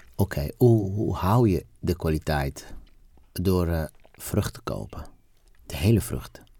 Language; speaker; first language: Dutch; non-native, fluent; Italian